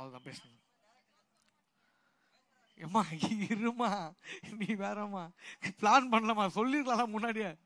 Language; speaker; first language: Tamil; native; Tamil